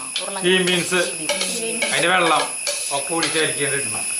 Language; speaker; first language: Malayalam; native; Malayalam